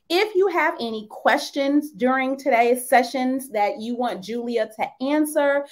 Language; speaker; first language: English; native; English